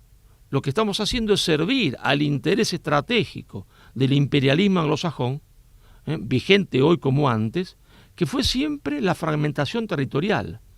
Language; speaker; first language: Spanish; native; Spanish